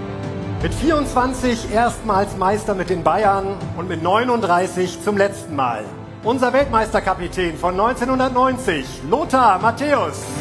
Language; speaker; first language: German; native; German